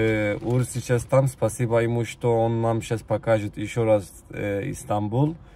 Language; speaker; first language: Russian; non-native, learner; Turkish